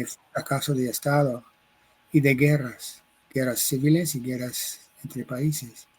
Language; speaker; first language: Spanish; non-native, fluent; English